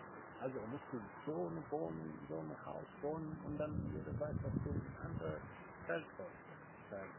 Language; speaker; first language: German; non-native, learner; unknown